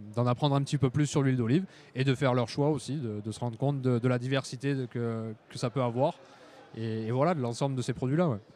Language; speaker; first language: French; native; French